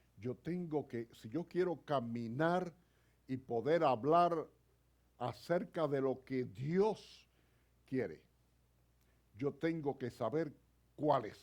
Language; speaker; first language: Spanish; native; Spanish